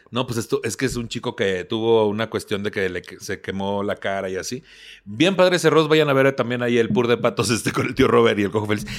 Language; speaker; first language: Spanish; native; Spanish